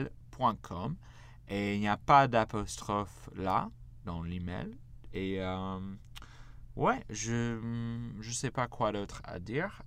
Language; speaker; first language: French; non-native, fluent; English